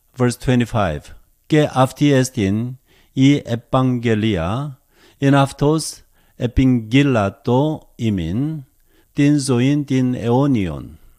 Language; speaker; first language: Greek; non-native, learner; Korean